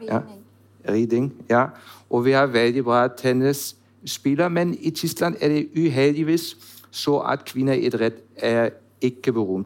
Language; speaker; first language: Norwegian; non-native, learner; German